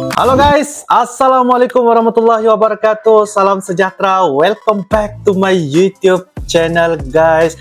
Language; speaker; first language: Malay; native; Malay